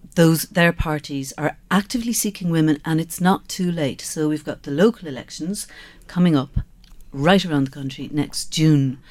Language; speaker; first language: English; native; English